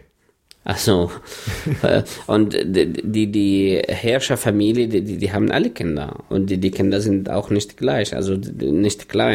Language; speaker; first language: German; non-native, fluent; Arabic